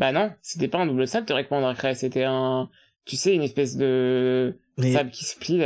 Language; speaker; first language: French; native; French